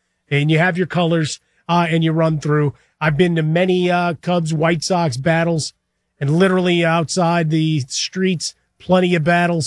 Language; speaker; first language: English; native; English